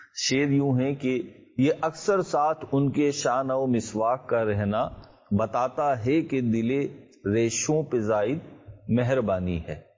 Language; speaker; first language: Urdu; native; Urdu